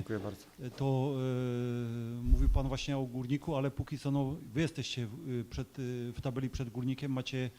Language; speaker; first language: Polish; native; Polish